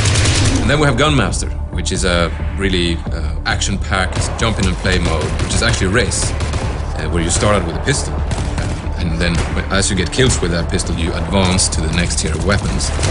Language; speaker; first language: English; non-native, fluent; Swedish